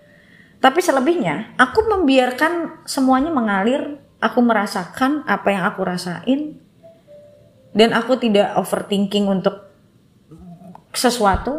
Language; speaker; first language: Indonesian; native; Indonesian